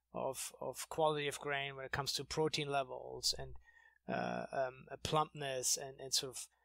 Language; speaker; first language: English; non-native, fluent; German